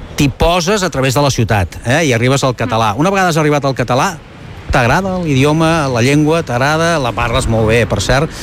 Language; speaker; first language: Catalan; native; Catalan